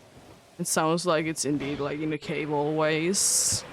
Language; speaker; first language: English; non-native, fluent; Finnish